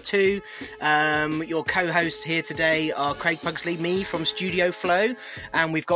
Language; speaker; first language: English; native; English